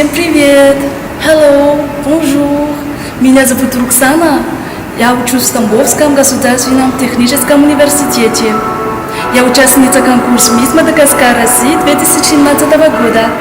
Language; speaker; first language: Russian; non-native, fluent; Malagasy